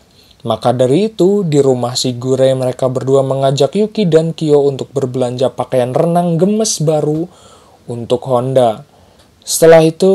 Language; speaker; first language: Indonesian; native; Indonesian